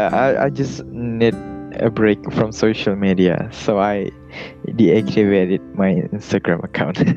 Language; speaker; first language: English; non-native, learner; Indonesian